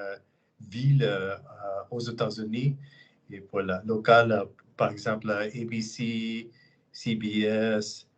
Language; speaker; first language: French; non-native, learner; English